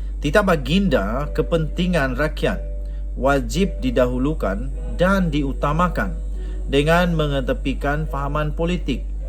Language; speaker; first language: Malay; non-native, local second language; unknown